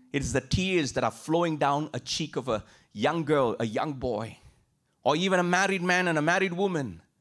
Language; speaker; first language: English; non-native, local second language; Tamil